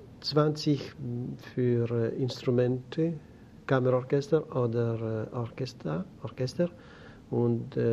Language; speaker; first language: German; non-native, learner; Greek